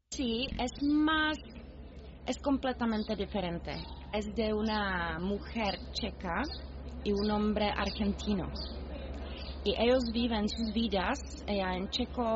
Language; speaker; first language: Spanish; non-native, learner; Czech